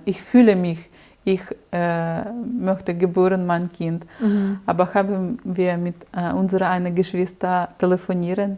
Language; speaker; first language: German; non-native, learner; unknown